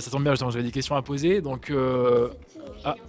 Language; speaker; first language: French; native; French